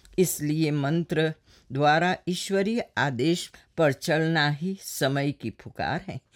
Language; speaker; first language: Hindi; non-native, local second language; Morisyen